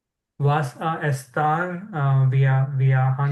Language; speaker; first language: Spanish; non-native, learner; English